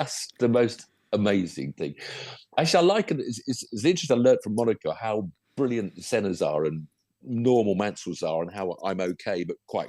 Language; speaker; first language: English; native; English